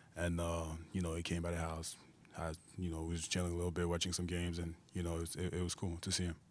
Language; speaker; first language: English; native; English